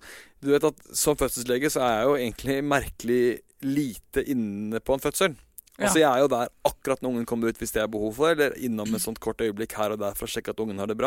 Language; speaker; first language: Norwegian; native; Norwegian